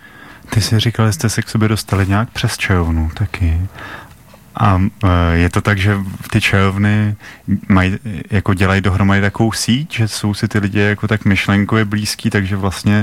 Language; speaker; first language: Czech; native; Czech